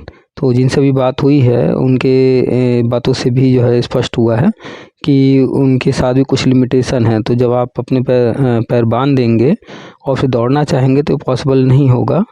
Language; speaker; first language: Hindi; native; Hindi